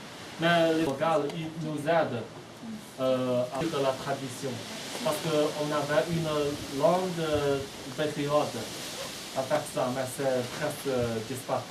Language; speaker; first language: French; non-native, fluent; Chinese